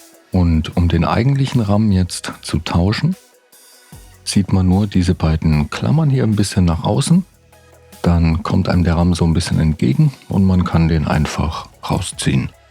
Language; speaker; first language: German; native; German